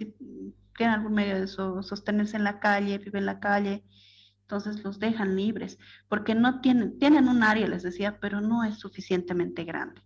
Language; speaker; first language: Spanish; native; Spanish